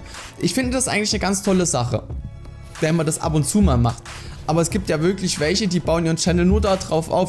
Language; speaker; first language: German; native; German